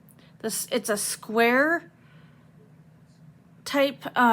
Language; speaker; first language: English; native; English